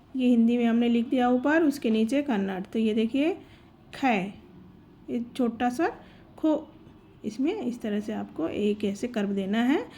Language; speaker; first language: Hindi; native; Hindi